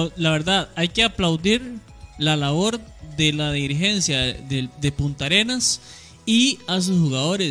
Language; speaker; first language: Spanish; native; Spanish